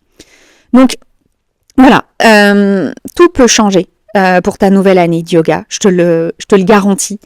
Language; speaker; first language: French; native; French